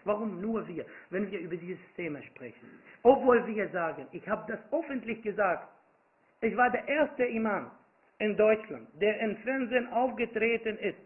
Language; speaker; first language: German; non-native, fluent; Arabic